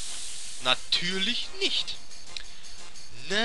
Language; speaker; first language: German; native; German